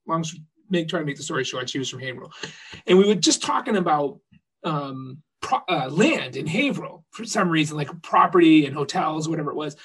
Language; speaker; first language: English; native; English